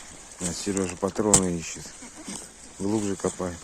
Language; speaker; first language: Russian; native; Russian